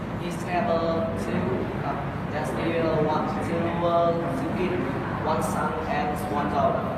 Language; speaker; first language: English; non-native, learner; Vietnamese